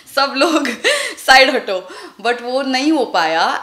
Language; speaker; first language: Hindi; non-native, local second language; Tulu